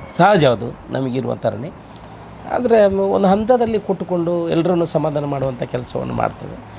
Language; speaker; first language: Kannada; non-native, local second language; Tulu